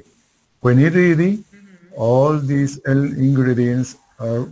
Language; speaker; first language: English; non-native, learner; Spanish